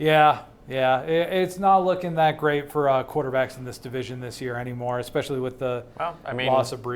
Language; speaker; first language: English; native; English